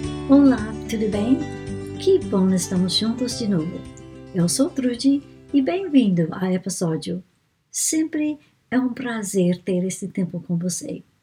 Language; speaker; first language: Portuguese; non-native, fluent; English